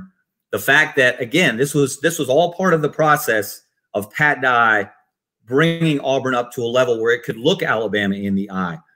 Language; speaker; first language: English; native; English